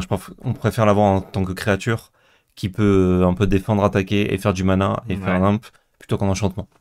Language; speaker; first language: French; native; French